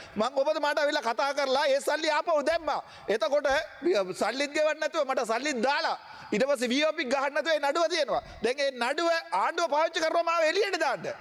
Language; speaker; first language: Sinhala; non-native, local second language; Tamil